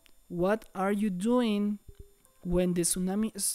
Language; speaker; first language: English; non-native, fluent; Spanish